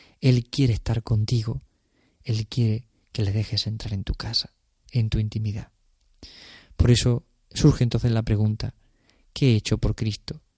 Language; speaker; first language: Spanish; native; Spanish